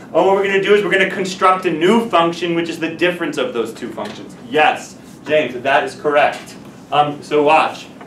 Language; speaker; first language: English; native; English